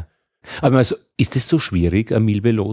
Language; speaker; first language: German; native; German